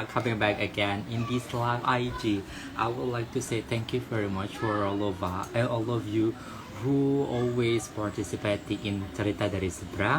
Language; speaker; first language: English; non-native, local second language; Indonesian